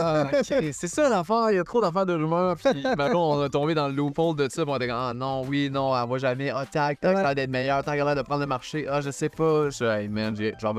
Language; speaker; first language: French; native; French